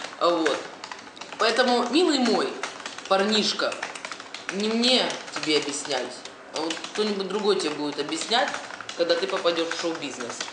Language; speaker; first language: Russian; native; Russian